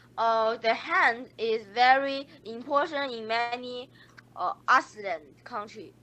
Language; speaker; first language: English; non-native, learner; Chinese